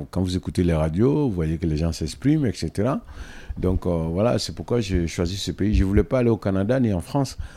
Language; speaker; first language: French; non-native, local second language; Dyula